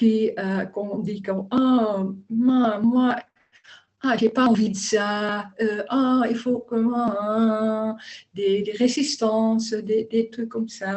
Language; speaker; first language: French; non-native, learner; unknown